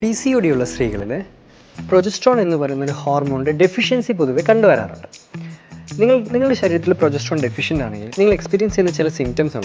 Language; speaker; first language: Malayalam; native; Malayalam